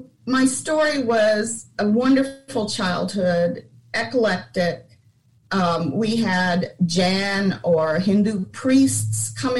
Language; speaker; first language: English; native; English